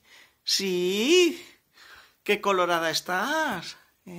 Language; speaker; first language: Spanish; native; Spanish